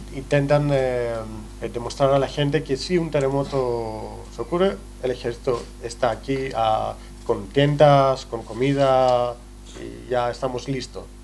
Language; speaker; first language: Spanish; non-native, learner; Greek